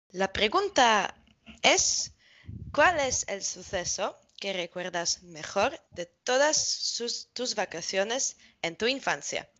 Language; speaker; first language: Spanish; non-native, learner; Polish